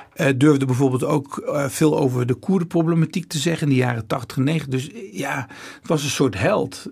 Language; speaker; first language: Dutch; early bilingual, other home language; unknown